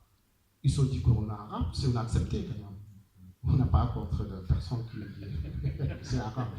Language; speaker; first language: French; non-native, learner; Arabic